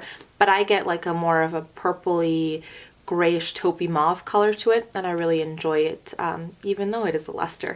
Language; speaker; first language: English; native; English